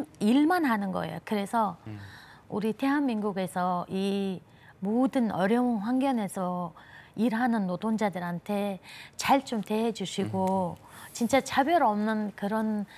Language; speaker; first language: Korean; non-native, fluent; Mongolian